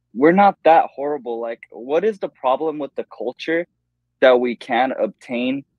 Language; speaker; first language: English; native; English